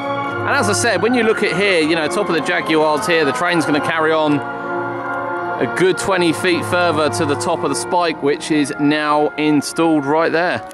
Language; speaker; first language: English; native; English